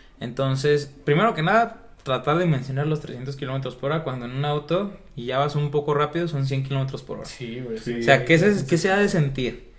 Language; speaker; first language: Spanish; native; Spanish